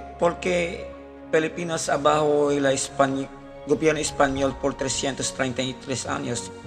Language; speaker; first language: Spanish; non-native, learner; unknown